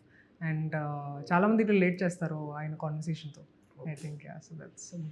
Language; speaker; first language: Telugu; non-native, local second language; Hindi